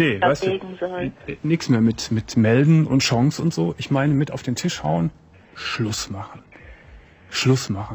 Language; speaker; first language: German; native; German